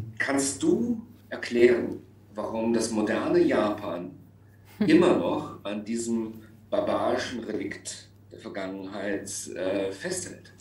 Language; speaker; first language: German; native; German